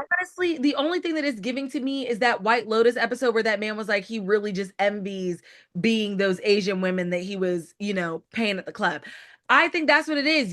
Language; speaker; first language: English; native; English